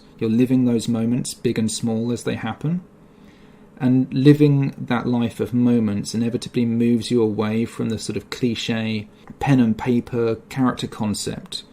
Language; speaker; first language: English; native; English